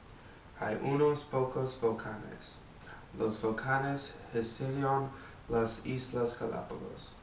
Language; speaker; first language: Spanish; non-native, learner; English